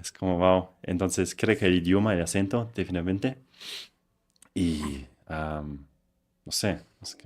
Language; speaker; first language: Spanish; non-native, fluent; German